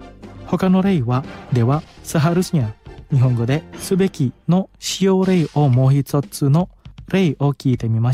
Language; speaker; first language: Japanese; non-native, fluent; Indonesian